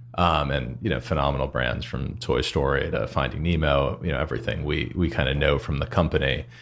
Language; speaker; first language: English; native; English